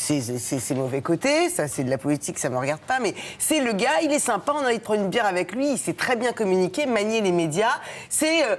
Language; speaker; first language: French; native; French